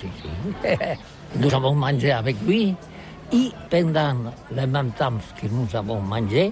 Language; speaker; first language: French; non-native, learner; Catalan